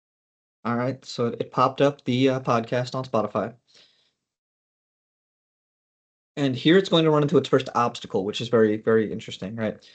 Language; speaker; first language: English; native; English